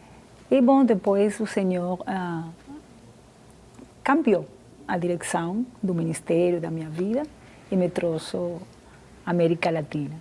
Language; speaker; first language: Portuguese; non-native, fluent; Spanish